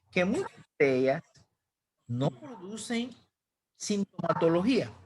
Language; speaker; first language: Spanish; native; Spanish